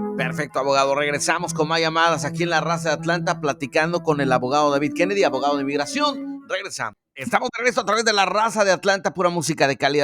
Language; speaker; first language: Spanish; native; Spanish